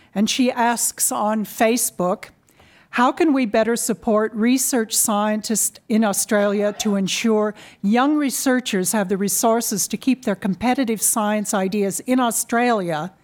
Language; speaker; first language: English; native; English